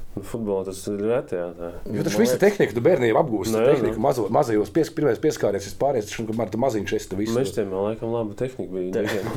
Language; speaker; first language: Latvian; native; Latvian